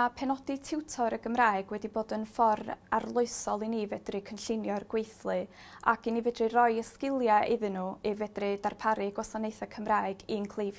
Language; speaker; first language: Welsh; native; Welsh